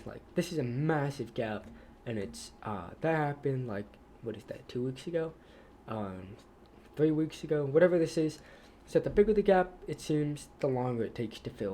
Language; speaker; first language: English; native; English